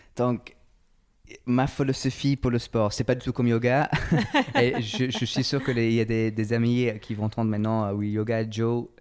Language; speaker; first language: French; non-native, fluent; English